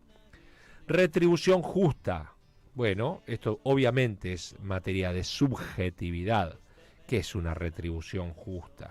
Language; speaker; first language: Spanish; native; Spanish